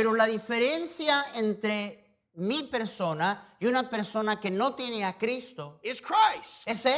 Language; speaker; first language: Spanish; non-native, fluent; English